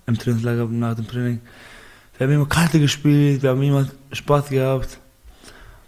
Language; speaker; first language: German; non-native, learner; Baluchi